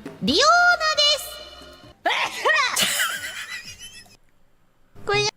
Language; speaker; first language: Japanese; native; Japanese